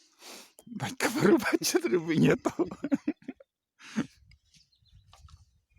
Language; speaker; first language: Russian; native; Russian